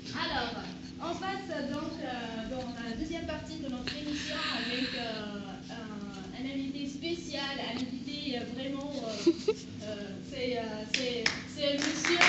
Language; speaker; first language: French; non-native, local second language; Arabic